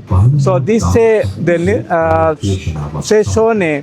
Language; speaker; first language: German; non-native, learner; Sinhala